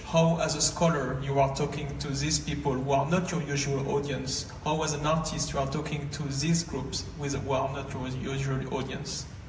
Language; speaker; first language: English; non-native, fluent; French